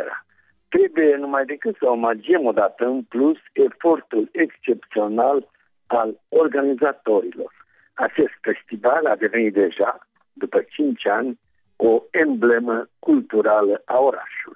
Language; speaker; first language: Romanian; native; Romanian